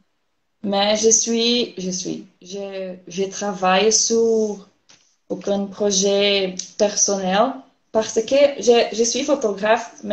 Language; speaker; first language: French; non-native, learner; Portuguese